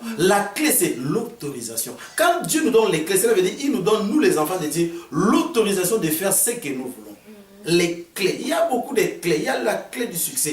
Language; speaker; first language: French; non-native, local second language; Lingala